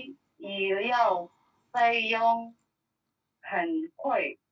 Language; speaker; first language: Chinese; non-native, learner; Indonesian